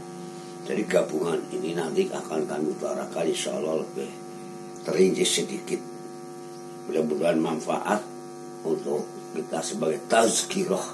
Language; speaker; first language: Indonesian; non-native, local second language; Javanese